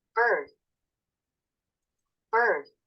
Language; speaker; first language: English; non-native, learner; Portuguese